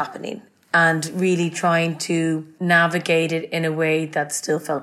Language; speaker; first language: English; native; English